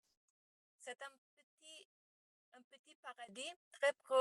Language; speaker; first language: French; non-native, learner; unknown